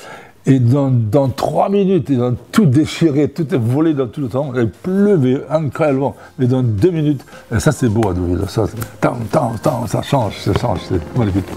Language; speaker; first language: French; non-native, fluent; German